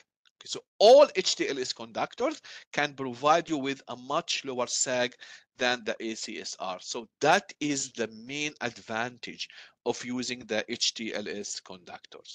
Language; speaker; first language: English; non-native, fluent; Arabic